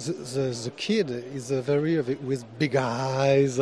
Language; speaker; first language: English; non-native, fluent; French